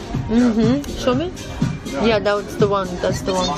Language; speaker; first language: English; non-native, fluent; Russian